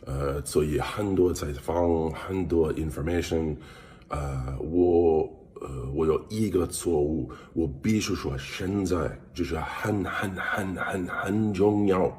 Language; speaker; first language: Chinese; non-native, learner; English